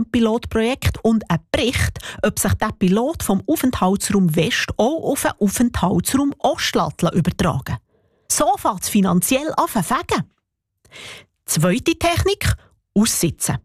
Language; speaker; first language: German; native; German